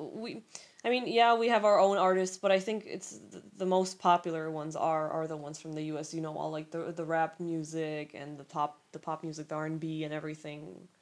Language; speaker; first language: English; non-native, fluent; Polish